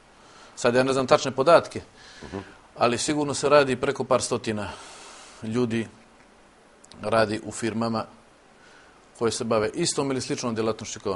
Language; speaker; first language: Serbian; native; Serbian